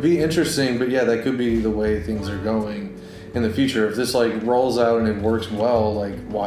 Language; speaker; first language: English; native; English